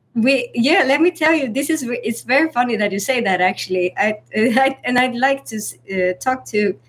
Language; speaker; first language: English; non-native, fluent; Swedish